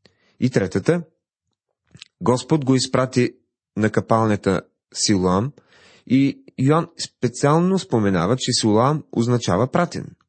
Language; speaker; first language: Bulgarian; native; Bulgarian